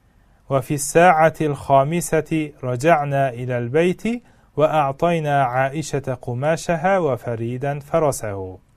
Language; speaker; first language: Arabic; non-native, fluent; Uzbek